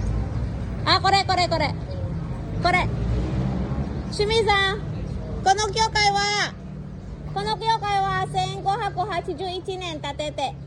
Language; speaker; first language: Japanese; non-native, fluent; Filipino